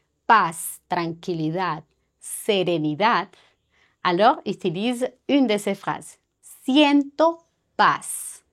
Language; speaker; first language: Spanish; non-native, fluent; French